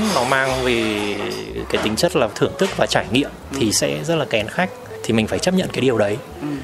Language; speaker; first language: Vietnamese; native; Vietnamese